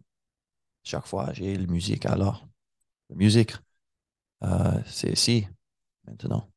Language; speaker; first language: French; non-native, learner; English